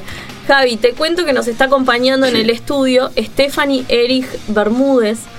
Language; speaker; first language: Spanish; native; Spanish